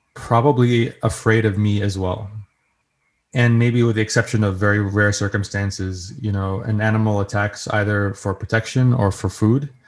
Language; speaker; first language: English; native; English